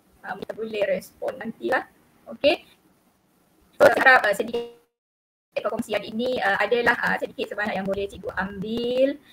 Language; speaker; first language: Malay; native; Malay